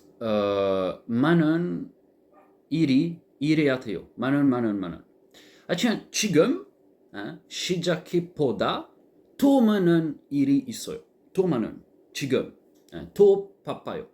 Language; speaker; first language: Korean; non-native, learner; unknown